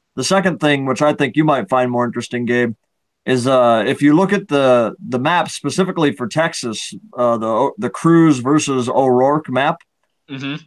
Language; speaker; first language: English; native; English